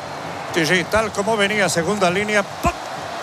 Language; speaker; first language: Spanish; native; Spanish